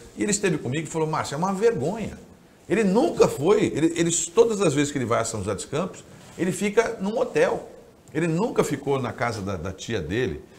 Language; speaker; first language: Portuguese; native; Portuguese